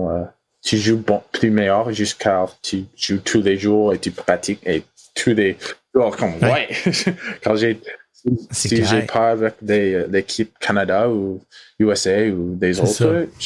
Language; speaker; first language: French; non-native, learner; English